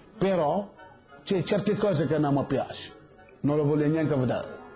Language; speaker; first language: Italian; non-native, learner; Wolof